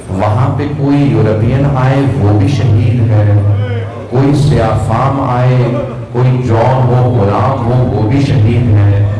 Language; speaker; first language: Urdu; early bilingual, heritage; Urdu